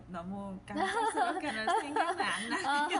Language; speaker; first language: Korean; non-native, fluent; Vietnamese